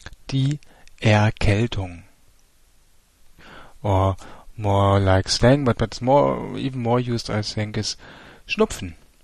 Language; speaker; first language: English; non-native, fluent; German